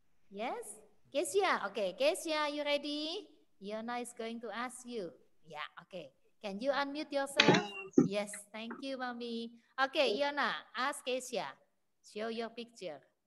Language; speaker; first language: English; non-native, fluent; Indonesian